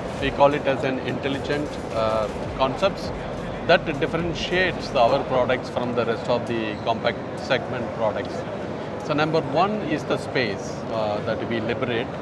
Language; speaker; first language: English; non-native, local second language; Tamil